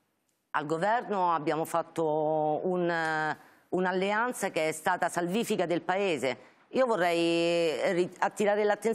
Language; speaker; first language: Italian; native; Italian